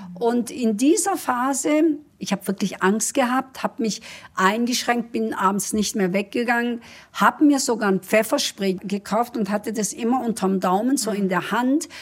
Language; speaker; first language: German; early bilingual, other home language; Kurdish